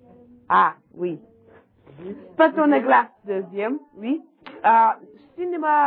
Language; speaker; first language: French; non-native, learner; English